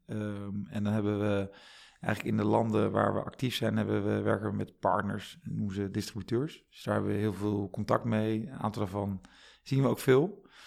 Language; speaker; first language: Dutch; native; Dutch